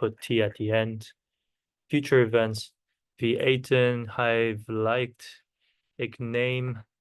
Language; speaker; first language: Dutch; non-native, learner; Korean